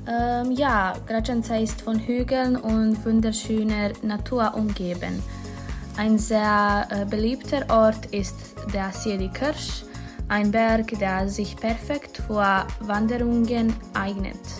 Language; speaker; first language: German; non-native, learner; Bosnian